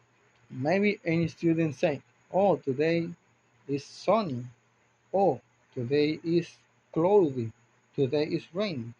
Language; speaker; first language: English; non-native, learner; Spanish